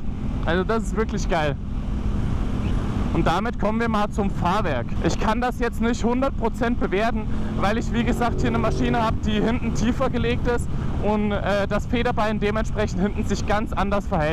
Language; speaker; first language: German; native; German